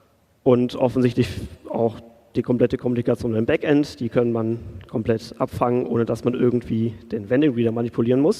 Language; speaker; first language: German; native; German